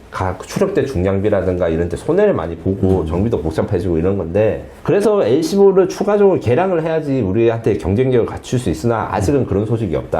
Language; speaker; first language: Korean; native; Korean